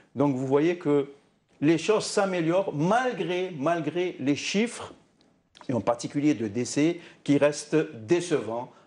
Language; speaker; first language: French; non-native, local second language; Arabic